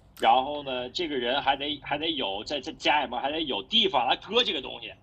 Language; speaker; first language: Chinese; early bilingual, heritage; Chinese